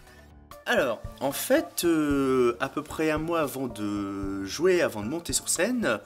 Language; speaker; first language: French; native; French